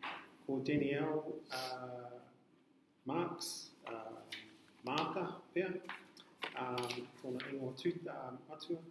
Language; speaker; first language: Māori; non-native, learner; English